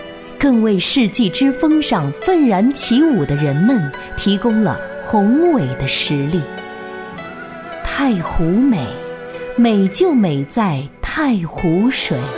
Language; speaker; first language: Chinese; native; Chinese